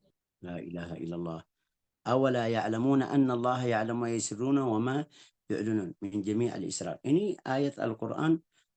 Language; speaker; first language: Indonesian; non-native, fluent; Arabic